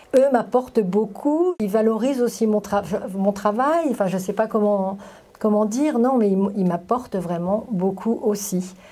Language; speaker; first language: French; native; French